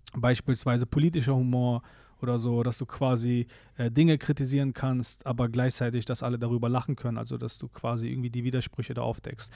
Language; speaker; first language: German; early bilingual, other home language; Polish